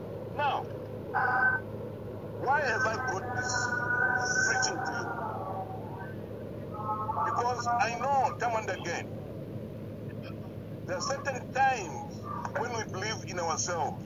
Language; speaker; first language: English; non-native, local second language; Bemba